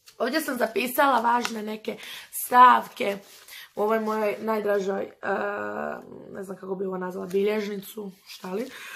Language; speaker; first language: Croatian; early bilingual, other home language; Portuguese